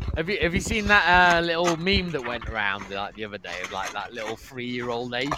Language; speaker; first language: English; native; English